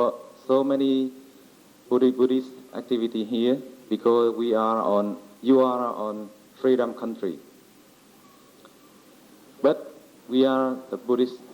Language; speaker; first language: English; non-native, learner; Vietnamese